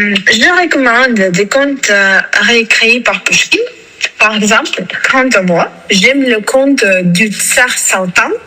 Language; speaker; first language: French; non-native, fluent; Russian